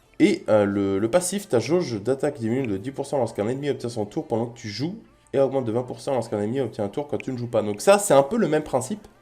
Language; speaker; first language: French; native; French